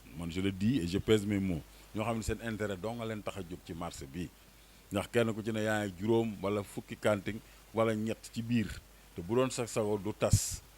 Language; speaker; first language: Wolof; native; Wolof